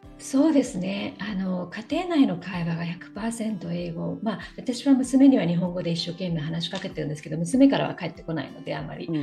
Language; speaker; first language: Japanese; native; Japanese